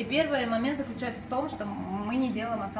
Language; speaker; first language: Russian; native; Russian